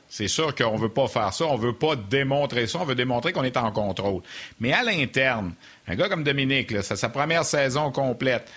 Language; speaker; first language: French; native; French